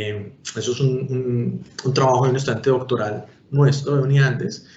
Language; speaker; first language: Spanish; native; Spanish